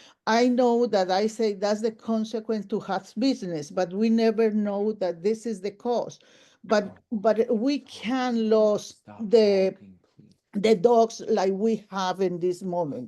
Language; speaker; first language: English; non-native, local second language; Spanish